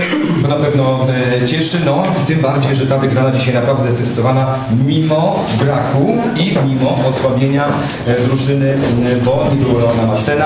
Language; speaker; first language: Polish; native; Polish